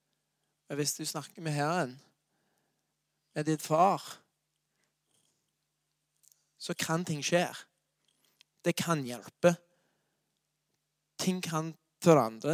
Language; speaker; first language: Norwegian; non-native, fluent; English